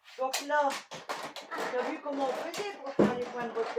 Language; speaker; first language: French; native; French